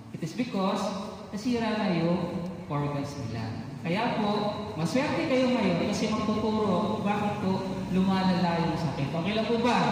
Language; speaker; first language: Filipino; non-native, local second language; Cebuano